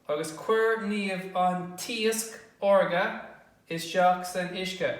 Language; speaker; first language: Irish; non-native, local second language; English